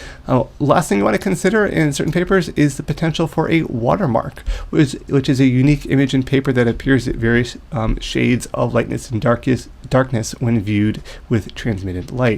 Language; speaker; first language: English; native; English